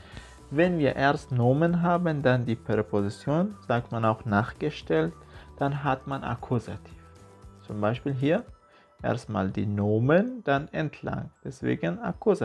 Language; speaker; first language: German; non-native, fluent; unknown